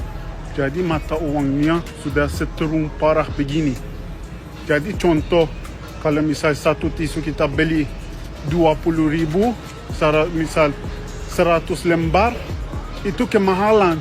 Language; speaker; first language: Indonesian; non-native, learner; Persian